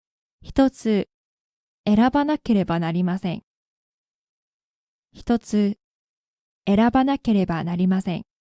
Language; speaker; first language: Japanese; non-native, fluent; Korean